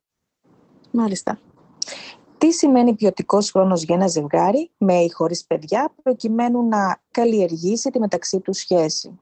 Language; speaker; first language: Greek; native; Greek